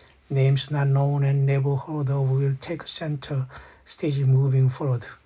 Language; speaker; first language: English; non-native, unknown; Korean